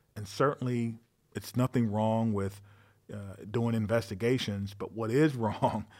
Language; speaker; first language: English; native; English